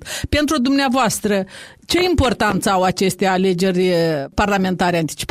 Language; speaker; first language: Romanian; native; Romanian